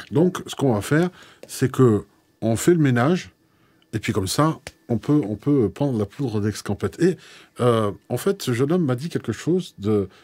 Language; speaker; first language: French; native; French